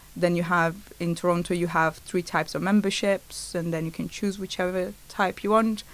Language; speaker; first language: English; non-native, fluent; Portuguese